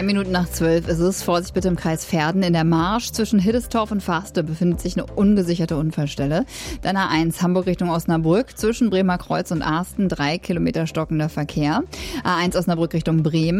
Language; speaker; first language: German; native; German